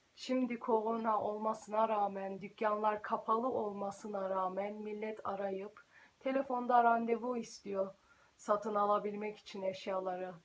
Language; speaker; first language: Turkish; early bilingual, heritage; Turkish